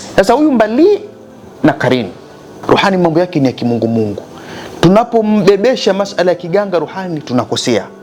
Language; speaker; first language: Swahili; native; Swahili